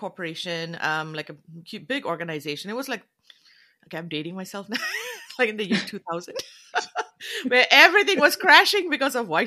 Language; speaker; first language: English; non-native, local second language; Tamil